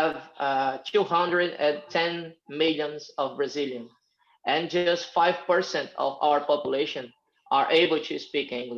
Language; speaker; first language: English; non-native, fluent; Portuguese